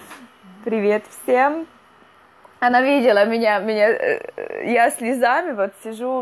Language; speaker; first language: Russian; non-native, fluent; Hungarian